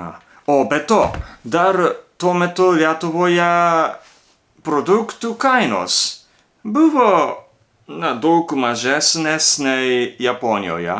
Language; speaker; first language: Lithuanian; non-native, learner; Japanese